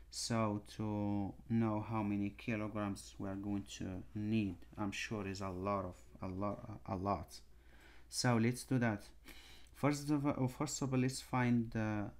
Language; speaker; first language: English; non-native, fluent; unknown